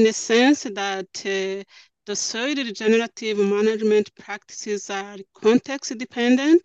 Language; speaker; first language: English; non-native, local second language; Kinyarwanda